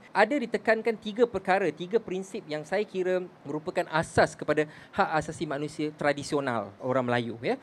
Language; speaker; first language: Malay; native; Malay